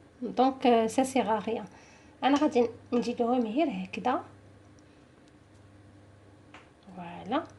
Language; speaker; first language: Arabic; native; Arabic